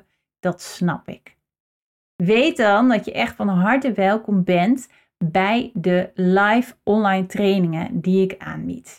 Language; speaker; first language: Dutch; native; Dutch